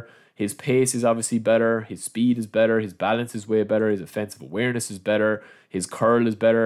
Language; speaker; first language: English; native; English